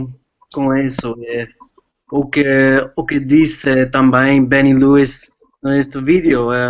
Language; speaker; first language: Portuguese; non-native, fluent; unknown